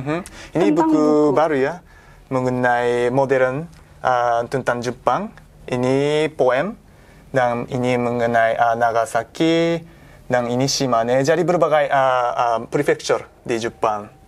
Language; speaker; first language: Indonesian; non-native, fluent; Japanese